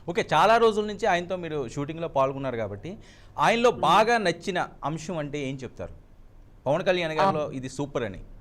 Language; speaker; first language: Telugu; native; Telugu